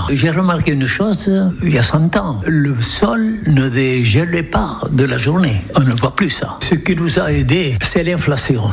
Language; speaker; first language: French; non-native, local second language; Occitan